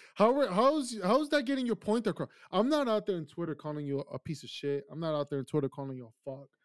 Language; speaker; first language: English; early bilingual, other home language; Spanish